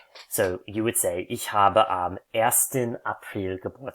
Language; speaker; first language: German; non-native, fluent; English